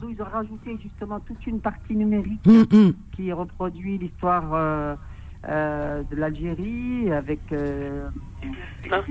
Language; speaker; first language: French; non-native, local second language; Arabic